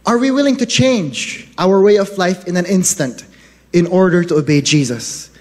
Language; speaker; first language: English; non-native, local second language; Filipino